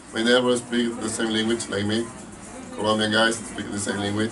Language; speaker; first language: English; non-native, learner; Spanish